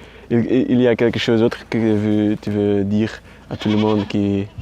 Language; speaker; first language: French; non-native, learner; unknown